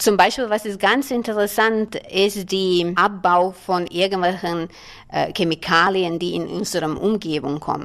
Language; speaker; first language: German; non-native, fluent; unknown